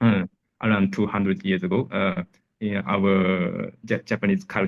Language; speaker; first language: English; non-native, learner; Japanese